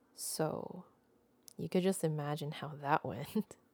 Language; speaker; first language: English; non-native, local second language; Filipino